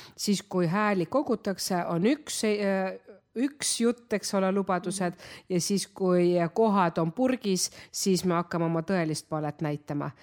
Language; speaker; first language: Estonian; non-native, local second language; Russian